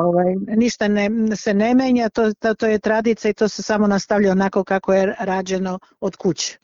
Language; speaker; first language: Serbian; early bilingual, other home language; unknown